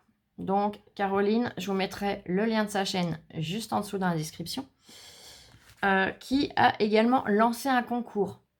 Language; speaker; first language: French; native; French